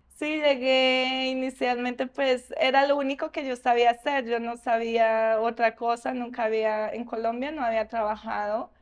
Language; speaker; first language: Spanish; native; Spanish